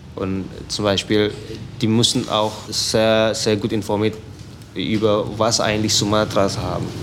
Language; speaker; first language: German; non-native, fluent; Indonesian